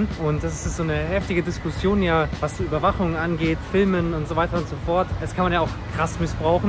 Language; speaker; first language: German; native; German